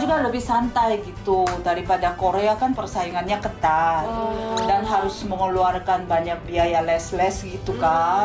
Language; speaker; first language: Indonesian; non-native, fluent; Korean